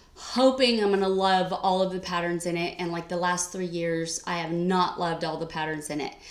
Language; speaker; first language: English; native; English